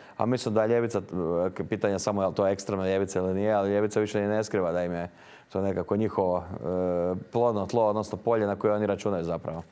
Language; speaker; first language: Croatian; native; Croatian